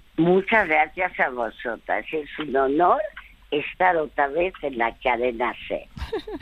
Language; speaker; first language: Spanish; early bilingual, other home language; French